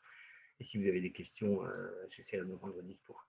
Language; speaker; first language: French; native; French